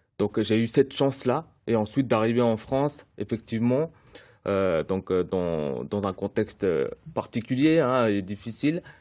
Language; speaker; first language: French; early bilingual, other home language; Sinhala